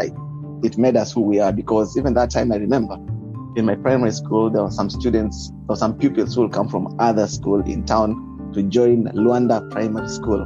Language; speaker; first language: English; non-native, local second language; Luyia